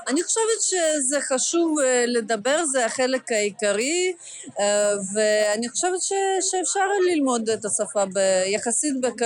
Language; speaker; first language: Hebrew; early bilingual, other home language; Russian